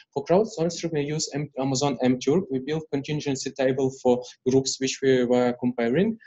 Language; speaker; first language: English; non-native, fluent; Ukrainian